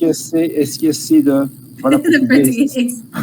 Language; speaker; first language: Portuguese; non-native, learner; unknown